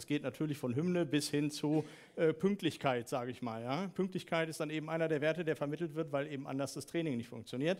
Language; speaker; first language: German; native; German